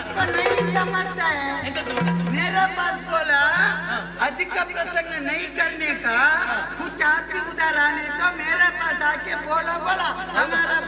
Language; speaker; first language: Hindi; non-native, local second language; Kannada